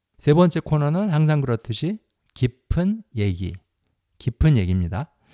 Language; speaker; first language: Korean; native; Korean